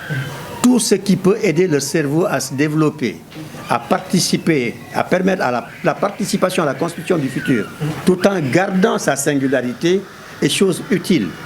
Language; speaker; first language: French; non-native, local second language; Wolof